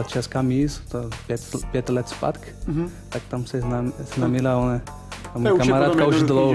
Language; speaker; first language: Czech; non-native, learner; Portuguese